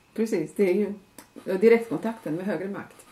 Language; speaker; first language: Swedish; non-native, fluent; Latvian